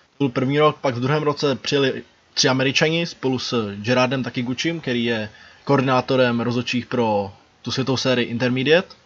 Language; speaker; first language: Czech; native; Czech